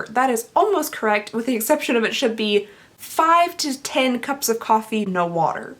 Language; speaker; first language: English; native; English